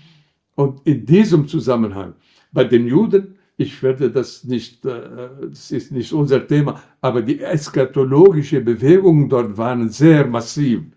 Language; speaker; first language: German; non-native, fluent; Arabic